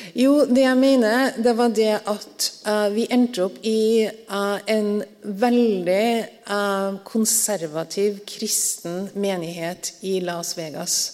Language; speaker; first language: Norwegian; native; Norwegian